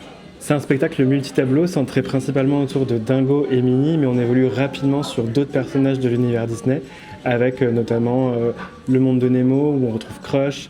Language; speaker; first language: French; native; French